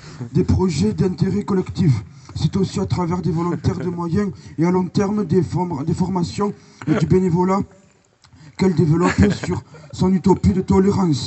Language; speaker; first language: French; native; French